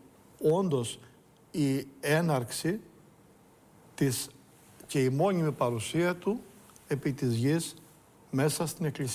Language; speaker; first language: Greek; native; Greek